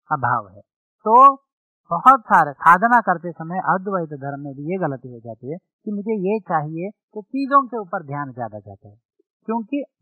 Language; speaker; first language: Hindi; non-native, local second language; Telugu